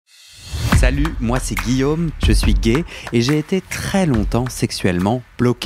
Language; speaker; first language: French; native; French